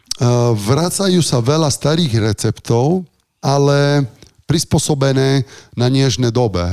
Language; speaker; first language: Slovak; non-native, fluent; Italian